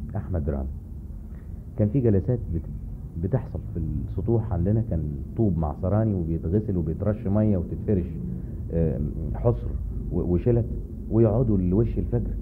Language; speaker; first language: Egyptian Arabic; native; Egyptian Arabic